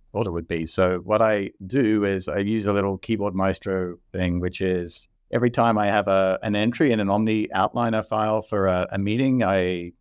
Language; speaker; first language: English; native; English